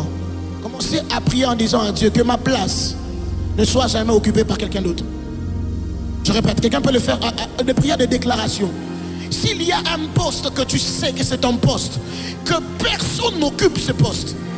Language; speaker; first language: French; non-native, local second language; Lingala